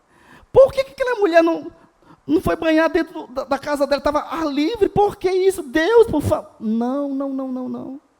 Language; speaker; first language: Portuguese; native; Portuguese